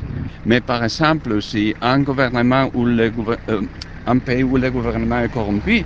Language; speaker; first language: French; non-native, learner; Spanish